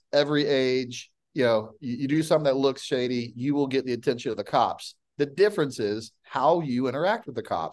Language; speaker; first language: English; native; English